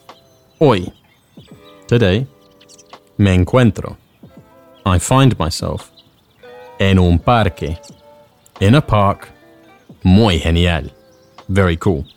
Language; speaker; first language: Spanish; non-native, fluent; English